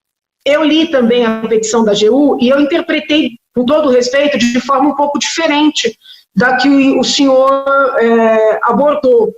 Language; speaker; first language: Portuguese; native; Portuguese